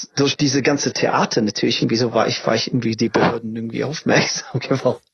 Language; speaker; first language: German; non-native, fluent; English